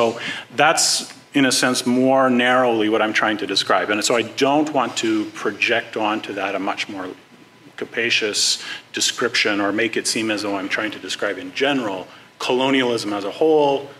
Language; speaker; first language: English; native; English